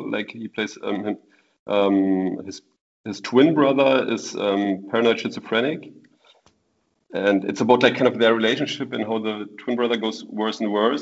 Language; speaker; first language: English; non-native, fluent; German